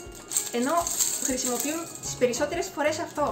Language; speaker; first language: Greek; non-native, fluent; Japanese